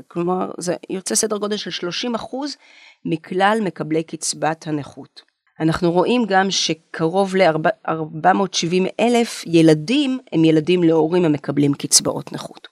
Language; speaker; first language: Hebrew; native; Hebrew